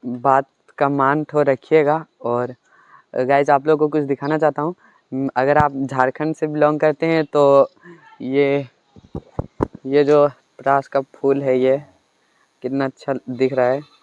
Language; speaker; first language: Hindi; non-native, local second language; Magahi